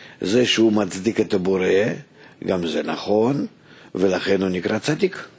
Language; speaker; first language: Hebrew; non-native, fluent; Russian